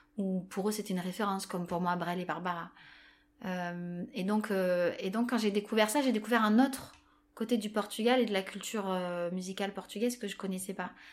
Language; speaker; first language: French; native; French